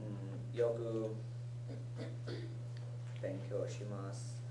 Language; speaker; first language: Japanese; non-native, learner; English